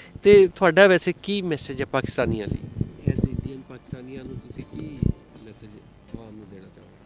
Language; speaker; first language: Punjabi; native; Punjabi